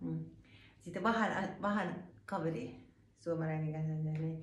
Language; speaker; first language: Finnish; non-native, learner; Thai